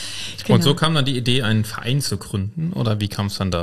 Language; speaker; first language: German; native; German